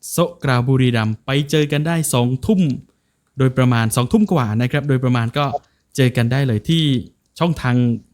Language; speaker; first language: Thai; non-native, local second language; Northern Khmer